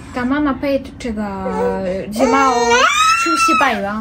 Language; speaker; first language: Chinese; non-native, learner; Ukrainian